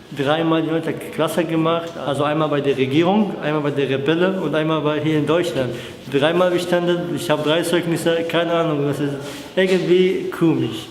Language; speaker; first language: German; non-native, learner; Arabic